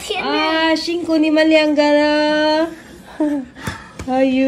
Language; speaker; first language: Chinese; non-native, learner; Filipino